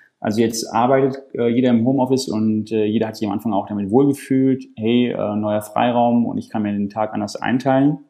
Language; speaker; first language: German; native; German